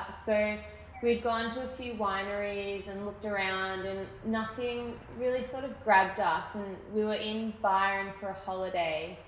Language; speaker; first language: English; native; English